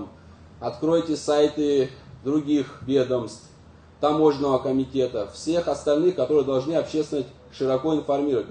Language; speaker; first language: Russian; native; Russian